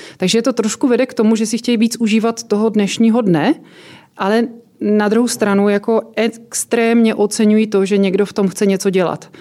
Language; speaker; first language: Czech; native; Czech